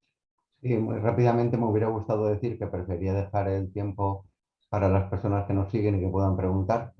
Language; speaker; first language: Spanish; native; Spanish